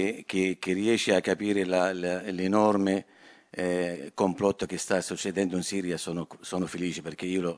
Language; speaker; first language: Italian; non-native, fluent; Arabic